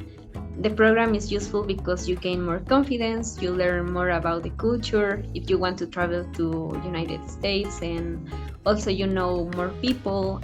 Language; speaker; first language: English; non-native, fluent; Spanish